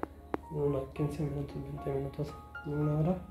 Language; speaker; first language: Spanish; non-native, learner; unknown